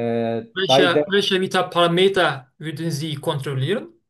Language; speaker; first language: German; non-native, learner; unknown